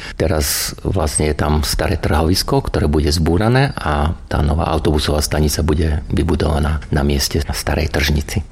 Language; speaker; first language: Slovak; native; Slovak